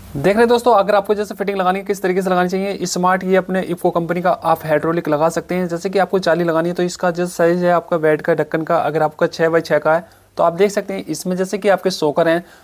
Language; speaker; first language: Hindi; native; Hindi